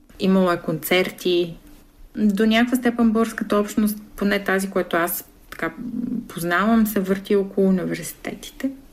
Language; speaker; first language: Bulgarian; native; Bulgarian